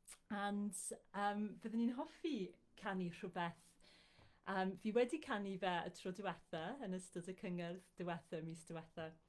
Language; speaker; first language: Welsh; non-native, fluent; English